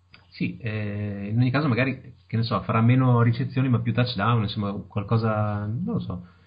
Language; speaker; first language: Italian; native; Italian